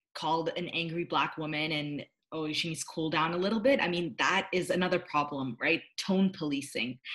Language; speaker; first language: English; native; English